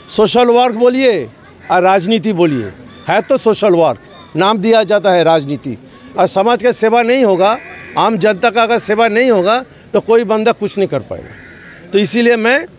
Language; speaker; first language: Hindi; non-native, local second language; Bangla